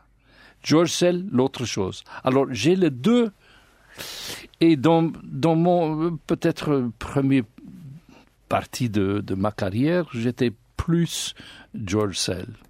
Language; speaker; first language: French; non-native, learner; English